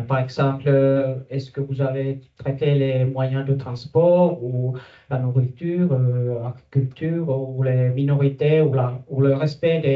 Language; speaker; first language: French; non-native, fluent; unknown